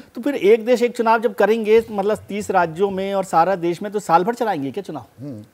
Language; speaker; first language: Hindi; native; Hindi